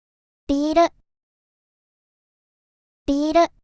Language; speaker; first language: Japanese; native; Japanese